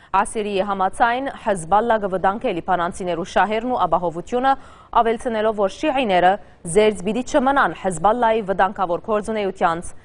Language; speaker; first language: Armenian; early bilingual, heritage; Armenian